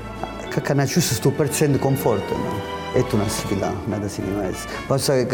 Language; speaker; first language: Russian; non-native, learner; Italian